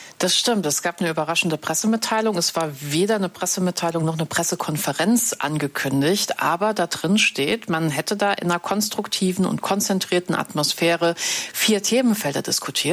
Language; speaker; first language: German; native; German